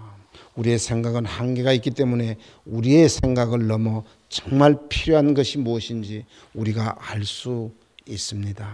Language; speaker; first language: Korean; native; Korean